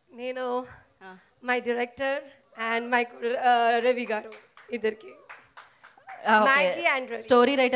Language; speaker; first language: Telugu; non-native, learner; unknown